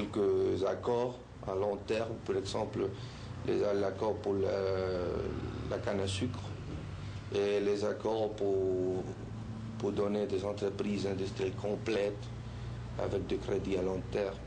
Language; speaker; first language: French; non-native, fluent; Spanish